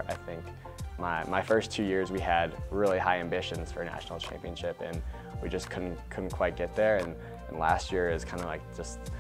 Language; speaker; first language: English; native; English